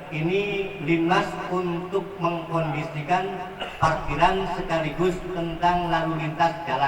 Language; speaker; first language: Indonesian; non-native, local second language; Javanese